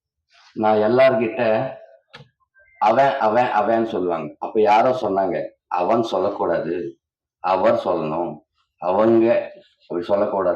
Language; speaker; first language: Tamil; non-native, learner; Telugu